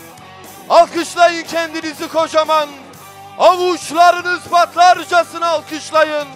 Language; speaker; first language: Turkish; native; Turkish